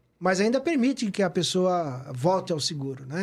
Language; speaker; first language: Portuguese; native; Portuguese